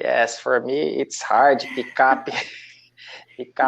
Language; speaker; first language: English; non-native, learner; Portuguese